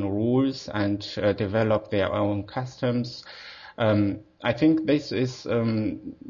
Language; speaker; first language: English; non-native, fluent; Chinese